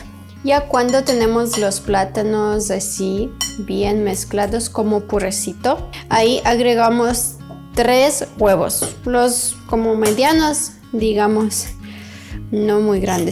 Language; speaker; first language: Spanish; non-native, fluent; Ukrainian